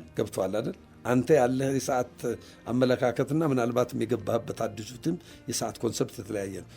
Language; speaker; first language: Amharic; native; Amharic